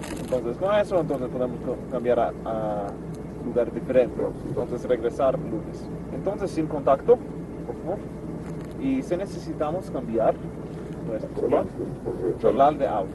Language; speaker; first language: Spanish; non-native, fluent; English